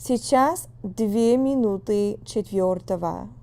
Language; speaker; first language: Russian; non-native, fluent; English